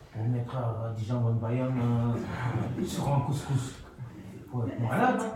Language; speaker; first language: French; non-native, fluent; Soninke